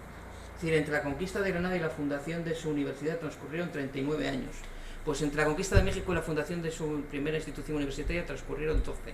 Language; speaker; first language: Spanish; native; Spanish